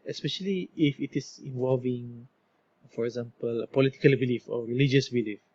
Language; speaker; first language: English; non-native, local second language; Malay